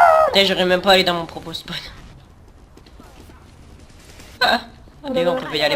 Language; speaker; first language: French; native; French